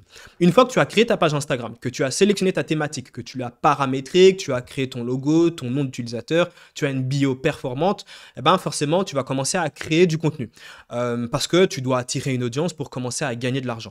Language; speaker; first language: French; native; French